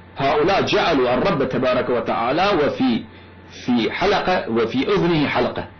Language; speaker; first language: Arabic; non-native, fluent; Persian